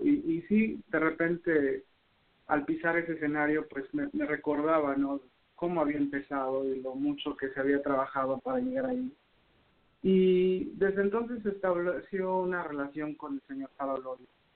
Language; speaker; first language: Spanish; native; Spanish